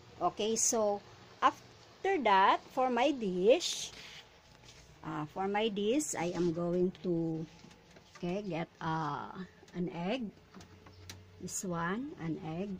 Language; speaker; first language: English; non-native, local second language; Filipino